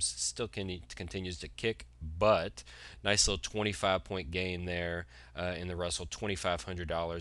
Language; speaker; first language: English; native; English